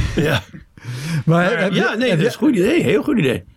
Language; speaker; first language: Dutch; non-native, fluent; English